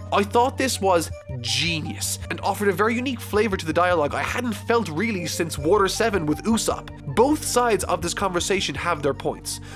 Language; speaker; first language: English; native; English